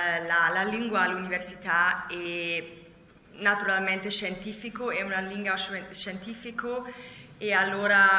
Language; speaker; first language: Italian; non-native, learner; German